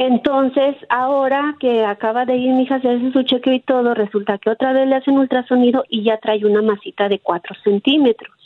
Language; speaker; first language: Spanish; native; Spanish